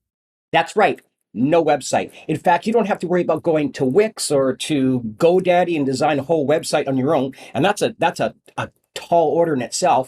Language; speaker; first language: English; native; English